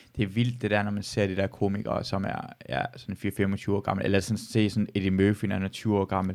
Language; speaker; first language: Danish; early bilingual, other home language; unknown